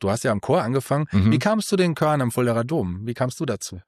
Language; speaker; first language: German; native; German